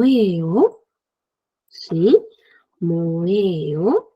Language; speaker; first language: Korean; non-native, fluent; Spanish